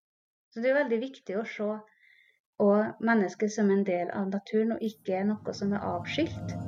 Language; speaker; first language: Norwegian; non-native, local second language; Northern Sami